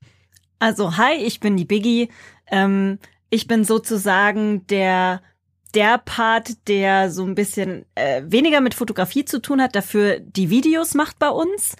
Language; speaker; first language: German; native; German